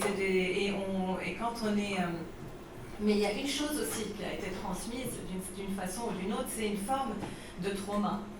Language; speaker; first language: French; non-native, local second language; Arabic